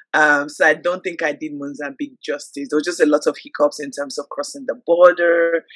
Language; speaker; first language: English; native; English